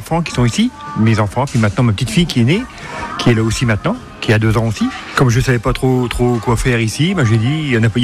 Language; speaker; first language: French; native; French